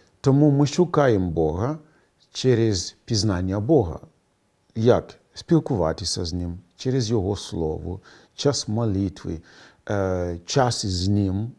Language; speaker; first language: Ukrainian; non-native, fluent; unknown